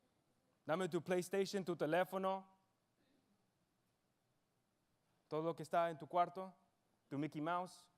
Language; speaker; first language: Spanish; early bilingual, heritage; English